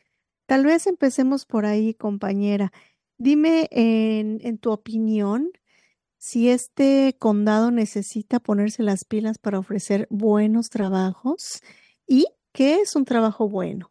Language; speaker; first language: Spanish; native; Spanish